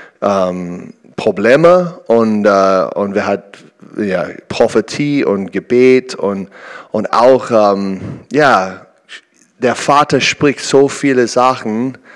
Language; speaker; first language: German; non-native, learner; English